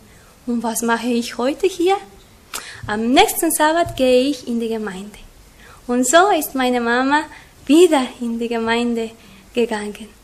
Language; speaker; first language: German; non-native, learner; Spanish